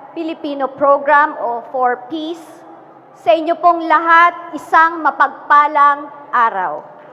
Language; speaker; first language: Filipino; native; Filipino